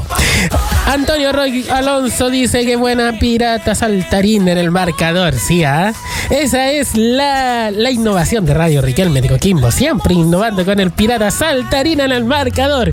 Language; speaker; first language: Spanish; native; Spanish